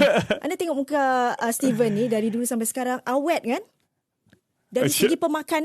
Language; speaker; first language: Malay; native; Malay